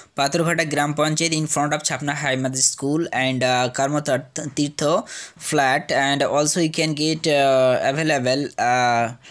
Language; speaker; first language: English; non-native, local second language; Bangla